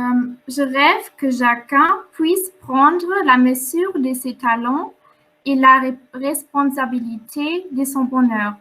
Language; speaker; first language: French; non-native, fluent; German